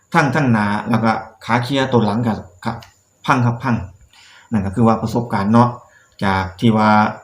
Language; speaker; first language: Thai; native; Thai